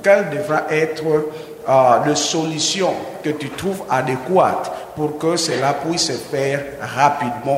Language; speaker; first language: English; non-native, fluent; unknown